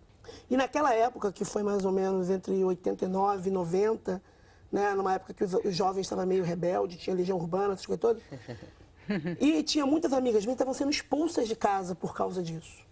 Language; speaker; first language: Portuguese; native; Portuguese